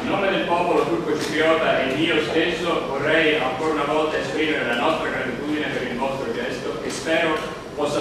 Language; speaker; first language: Italian; native; Italian